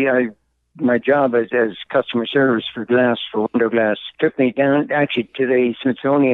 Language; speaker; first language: English; native; English